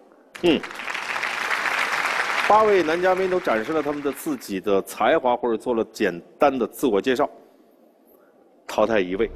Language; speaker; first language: Chinese; native; Chinese